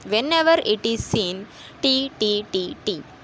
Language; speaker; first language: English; non-native, learner; Hindi